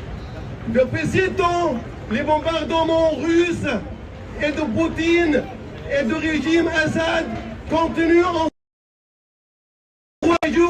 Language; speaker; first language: French; non-native, fluent; Arabic